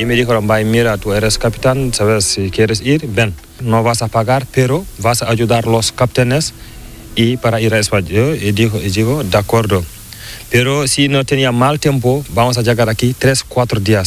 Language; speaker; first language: Spanish; non-native, learner; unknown